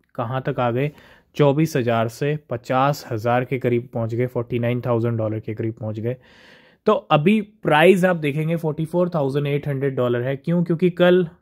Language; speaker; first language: Hindi; native; Hindi